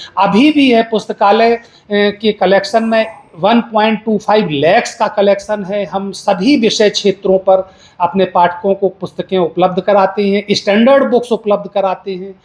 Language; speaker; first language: Hindi; native; Hindi